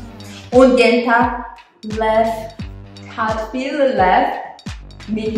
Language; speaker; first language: German; non-native, learner; Portuguese